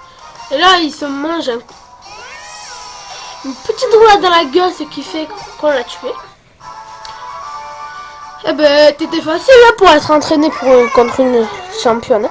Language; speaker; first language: French; native; French